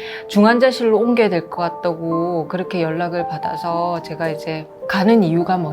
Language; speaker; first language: Korean; native; Korean